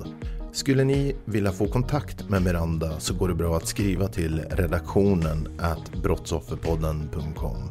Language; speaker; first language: Swedish; native; Swedish